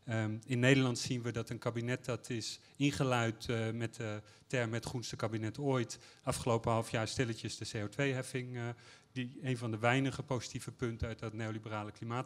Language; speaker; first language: Dutch; native; Dutch